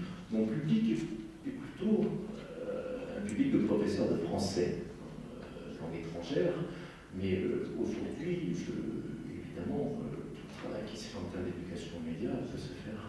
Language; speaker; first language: French; native; French